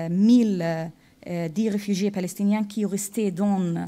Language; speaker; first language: French; non-native, fluent; Arabic